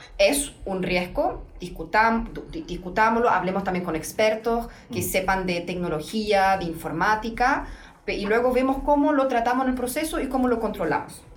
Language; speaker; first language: Spanish; non-native, fluent; German